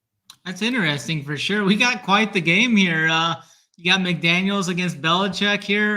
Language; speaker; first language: English; native; English